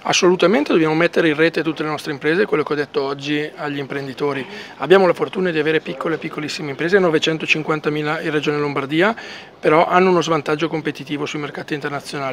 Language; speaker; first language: Italian; native; Italian